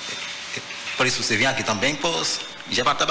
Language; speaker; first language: Portuguese; non-native, learner; Haitian Creole